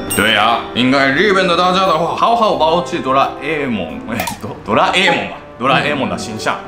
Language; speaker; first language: Chinese; non-native, fluent; Japanese